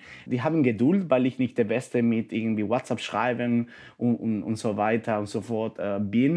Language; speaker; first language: German; non-native, fluent; Spanish